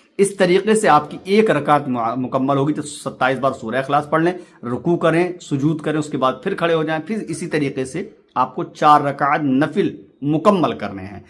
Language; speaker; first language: Urdu; native; Urdu